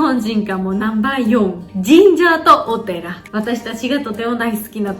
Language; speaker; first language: Japanese; non-native, fluent; Georgian